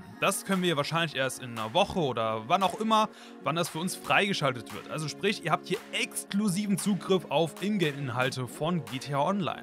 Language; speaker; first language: German; native; German